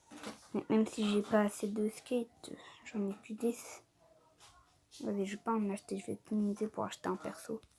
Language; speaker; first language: French; native; French